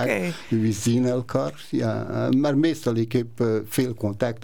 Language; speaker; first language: Dutch; non-native, learner; Persian